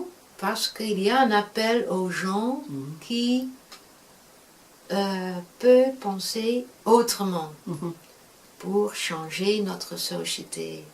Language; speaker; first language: French; non-native, fluent; Dutch